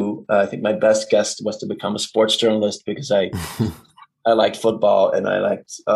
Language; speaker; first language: English; non-native, fluent; Dutch